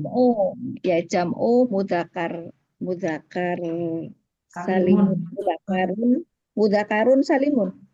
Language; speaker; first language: Arabic; non-native, learner; Indonesian